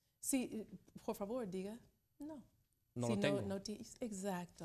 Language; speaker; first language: Spanish; non-native, learner; English